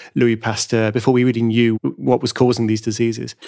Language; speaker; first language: English; native; English